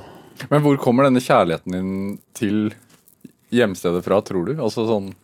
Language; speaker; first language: Norwegian; native; Norwegian